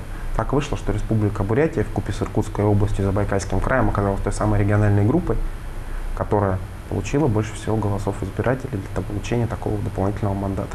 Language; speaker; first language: Russian; native; Russian